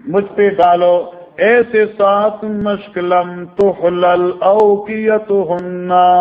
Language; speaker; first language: Urdu; non-native, local second language; Northern Hindko